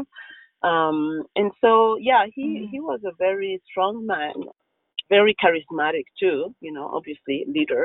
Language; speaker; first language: English; non-native, local second language; Kinyarwanda